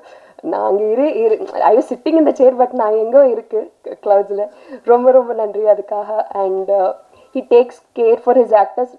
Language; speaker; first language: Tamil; non-native, learner; Telugu